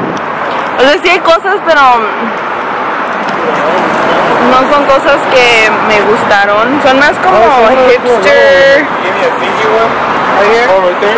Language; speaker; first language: Spanish; early bilingual, heritage; Spanish